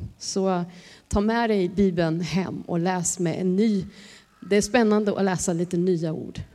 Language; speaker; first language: Swedish; native; Swedish